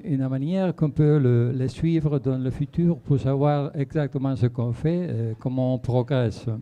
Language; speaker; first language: French; non-native, fluent; Spanish